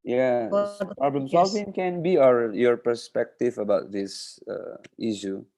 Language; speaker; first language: English; non-native, fluent; Indonesian